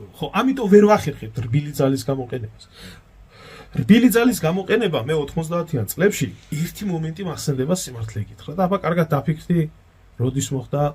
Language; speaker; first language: Georgian; native; Georgian